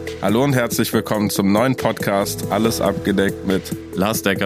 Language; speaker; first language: German; native; German